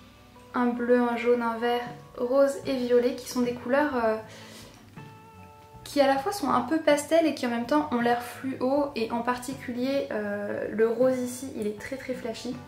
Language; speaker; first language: French; native; French